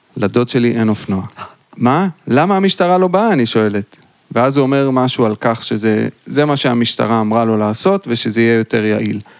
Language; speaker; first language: Hebrew; native; Hebrew